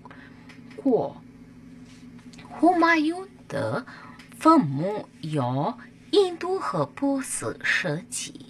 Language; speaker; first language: Chinese; non-native, fluent; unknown